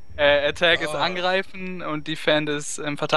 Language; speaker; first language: German; native; German